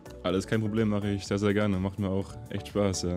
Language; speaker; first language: German; native; German